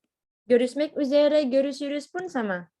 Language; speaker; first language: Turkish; non-native, fluent; Indonesian